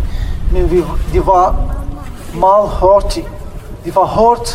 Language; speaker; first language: Danish; non-native, learner; Arabic